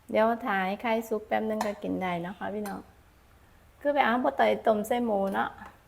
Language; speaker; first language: Thai; non-native, local second language; Northeastern Thai